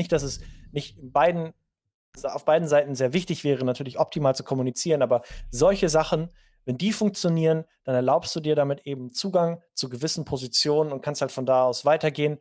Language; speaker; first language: German; native; German